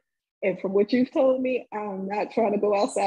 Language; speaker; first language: English; native; English